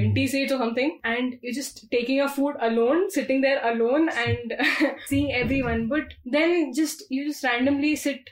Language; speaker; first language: English; non-native, local second language; Hindi